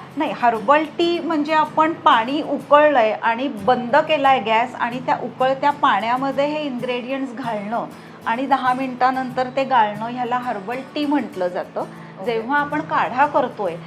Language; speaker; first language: Marathi; native; Marathi